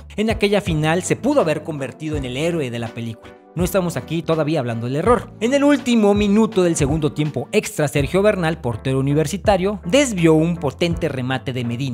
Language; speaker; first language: Spanish; native; Spanish